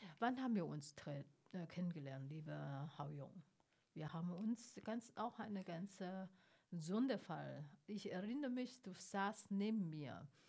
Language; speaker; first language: German; non-native, fluent; Chinese